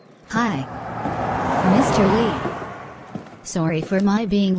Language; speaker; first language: English; non-native, learner; Khmer